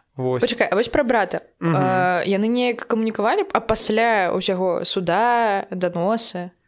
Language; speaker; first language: Belarusian; non-native, local second language; Russian